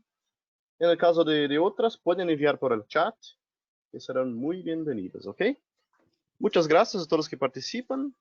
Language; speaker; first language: Spanish; non-native, local second language; Portuguese